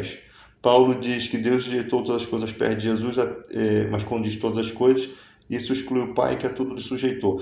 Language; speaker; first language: Portuguese; native; Portuguese